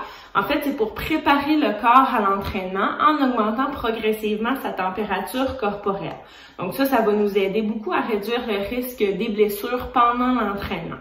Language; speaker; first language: French; native; French